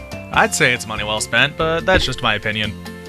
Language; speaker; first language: English; native; English